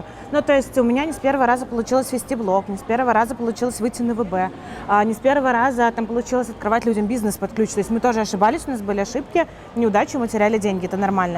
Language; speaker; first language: Russian; native; Russian